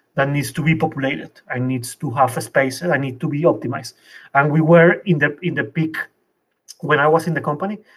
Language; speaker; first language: English; non-native, fluent; Spanish